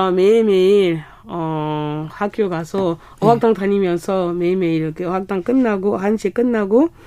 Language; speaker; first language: Korean; non-native, fluent; French